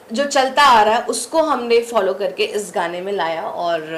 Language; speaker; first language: Hindi; native; Hindi